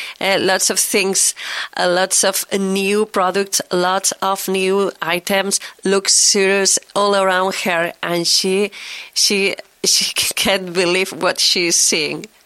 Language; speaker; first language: English; non-native, fluent; Catalan